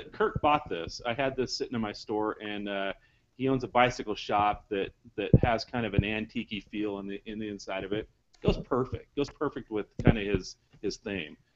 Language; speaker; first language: English; native; English